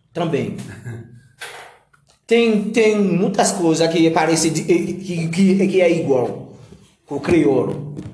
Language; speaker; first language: Portuguese; non-native, learner; Haitian Creole